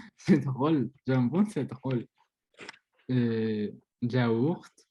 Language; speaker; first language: French; non-native, learner; Spanish